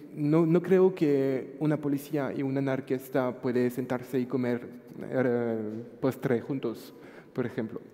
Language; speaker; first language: Spanish; non-native, fluent; French